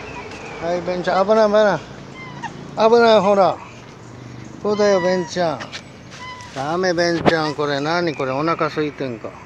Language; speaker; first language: Japanese; native; Japanese